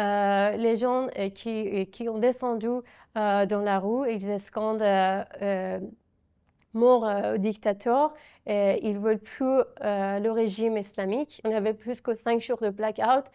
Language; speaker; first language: French; non-native, fluent; Persian